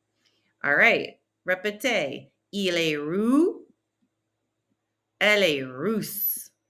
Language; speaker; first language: French; non-native, fluent; English